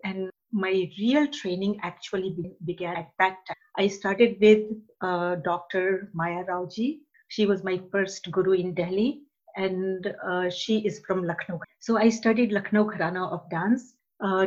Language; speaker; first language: English; non-native, local second language; Hindi